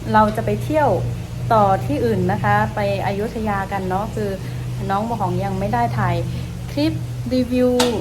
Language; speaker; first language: Thai; non-native, local second language; Shan